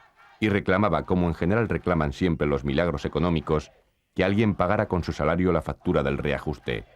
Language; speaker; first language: Spanish; native; Spanish